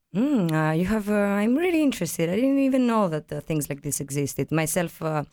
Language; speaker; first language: English; non-native, fluent; Greek